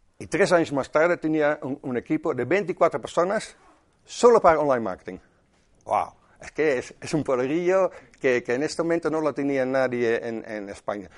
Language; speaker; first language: Spanish; non-native, fluent; Dutch